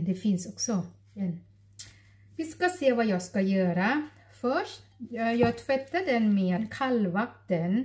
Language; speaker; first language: Swedish; non-native, learner; Thai